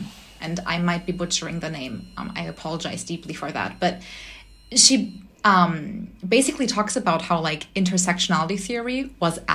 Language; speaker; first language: English; non-native, fluent; German